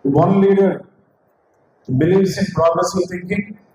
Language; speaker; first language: English; non-native, local second language; Telugu